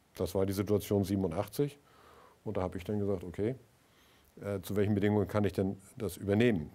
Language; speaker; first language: German; native; German